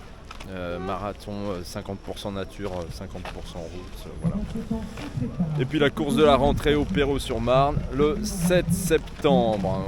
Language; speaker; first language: French; native; French